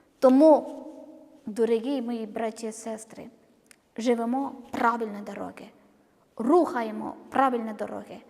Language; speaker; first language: Ukrainian; non-native, learner; Malayalam